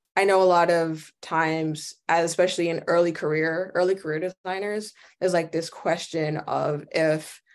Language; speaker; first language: English; native; English